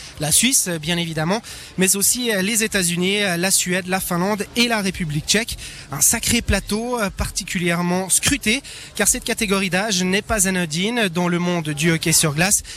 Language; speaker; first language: French; native; French